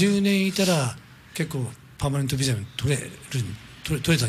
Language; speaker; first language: Japanese; native; Japanese